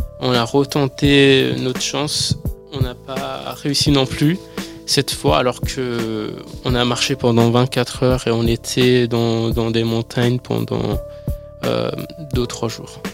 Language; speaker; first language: French; early bilingual, other home language; Persian